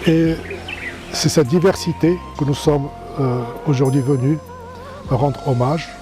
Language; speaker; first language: French; non-native, local second language; Arabic